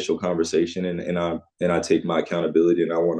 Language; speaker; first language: English; native; English